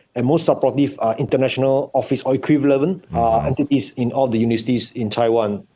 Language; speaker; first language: English; non-native, local second language; Chinese